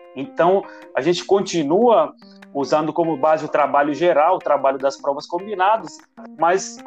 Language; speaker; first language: Portuguese; non-native, fluent; Italian